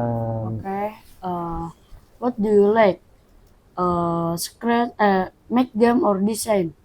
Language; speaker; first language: English; non-native, learner; Indonesian